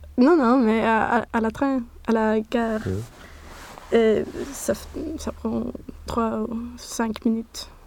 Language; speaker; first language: French; non-native, learner; Swedish